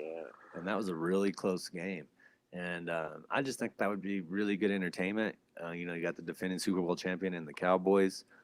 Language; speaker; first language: English; native; English